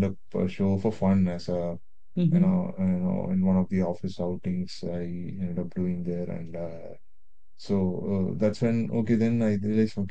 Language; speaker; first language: English; non-native, local second language; Tamil